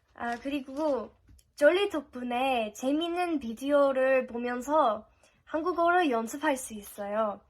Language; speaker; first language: Korean; non-native, fluent; English